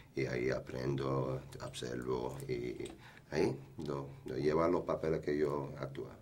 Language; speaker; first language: Spanish; early bilingual, heritage; Spanish